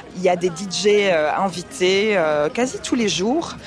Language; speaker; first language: French; native; French